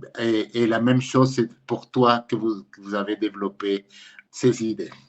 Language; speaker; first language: French; non-native, fluent; Spanish